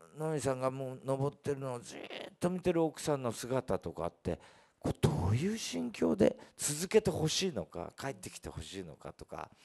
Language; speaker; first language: Japanese; native; Japanese